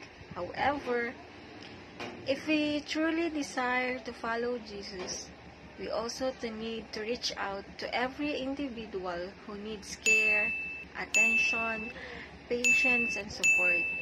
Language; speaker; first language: English; non-native, local second language; Filipino